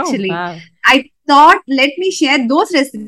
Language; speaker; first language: English; non-native, local second language; Tamil